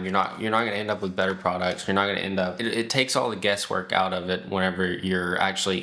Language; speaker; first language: English; native; English